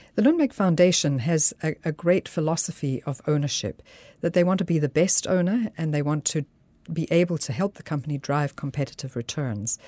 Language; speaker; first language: English; native; English